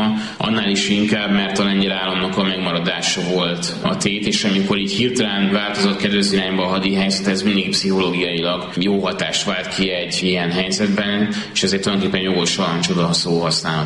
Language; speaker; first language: Hungarian; native; Hungarian